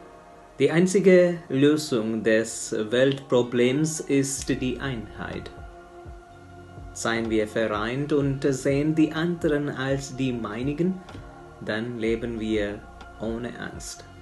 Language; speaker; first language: German; non-native, fluent; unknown